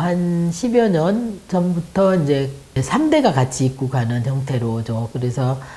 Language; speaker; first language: Korean; native; Korean